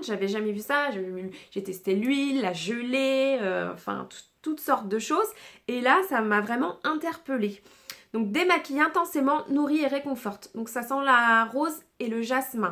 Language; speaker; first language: French; native; French